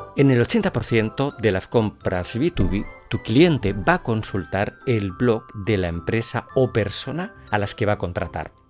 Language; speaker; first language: Spanish; native; Spanish